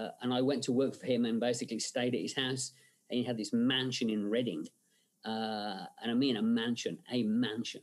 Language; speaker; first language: English; native; English